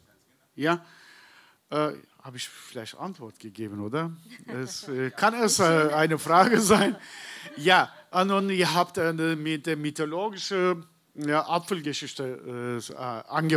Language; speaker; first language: German; non-native, learner; Turkish